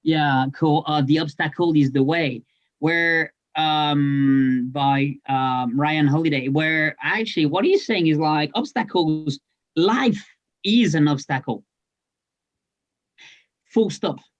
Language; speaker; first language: English; non-native, fluent; French